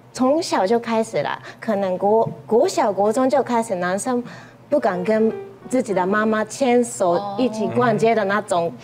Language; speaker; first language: Chinese; non-native, fluent; Japanese